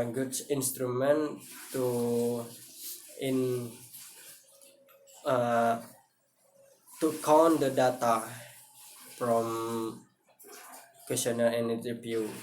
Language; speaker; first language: English; non-native, learner; Indonesian